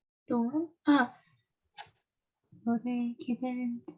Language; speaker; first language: Korean; non-native, learner; Russian